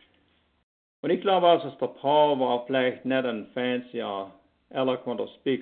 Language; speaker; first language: German; early bilingual, heritage; Pennsylvania German